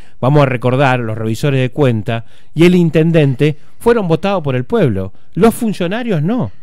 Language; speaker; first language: Spanish; native; Spanish